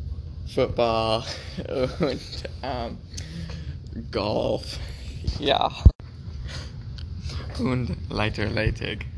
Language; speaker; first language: German; non-native, learner; English